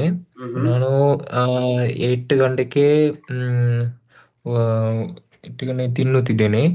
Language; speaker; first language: Kannada; non-native, learner; Tamil